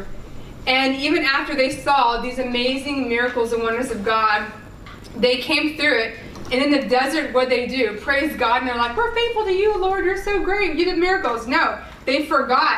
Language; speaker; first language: English; native; English